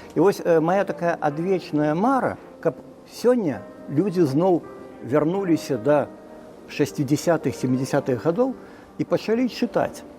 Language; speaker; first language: Belarusian; non-native, local second language; Russian